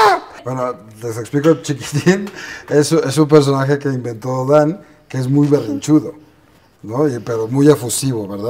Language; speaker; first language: Spanish; native; Spanish